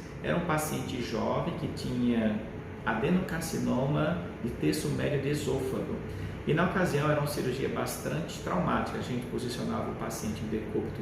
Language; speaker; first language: Portuguese; native; Portuguese